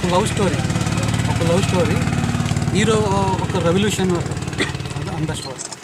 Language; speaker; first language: Telugu; non-native, learner; Kannada